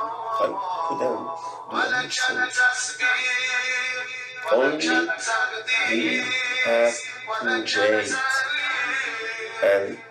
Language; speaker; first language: English; non-native, learner; Persian